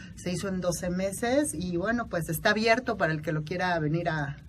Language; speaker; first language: Spanish; native; Spanish